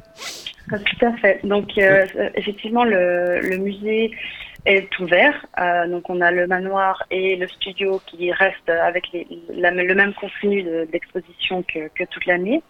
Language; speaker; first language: French; native; French